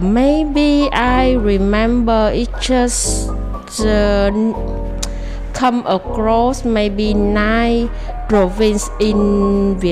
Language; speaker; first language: English; non-native, learner; Vietnamese